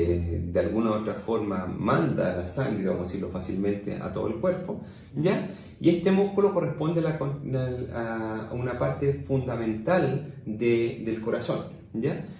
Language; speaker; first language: Spanish; native; Spanish